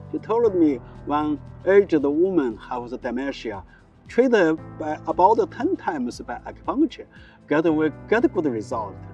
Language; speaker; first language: English; non-native, learner; Chinese